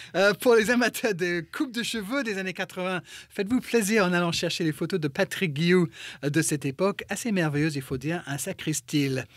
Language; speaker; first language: French; non-native, fluent; English